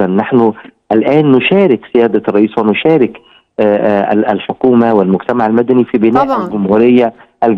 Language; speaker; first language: Arabic; native; Arabic